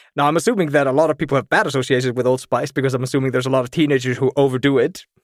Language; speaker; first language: English; native; English